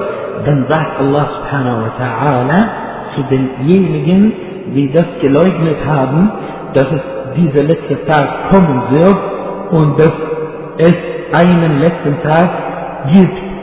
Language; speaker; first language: German; non-native, fluent; Arabic